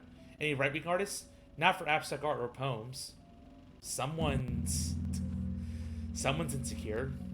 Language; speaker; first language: English; native; English